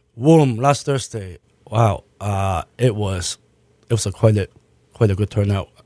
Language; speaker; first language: English; non-native, local second language; Cantonese